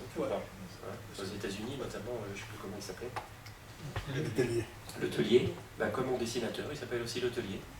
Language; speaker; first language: French; native; French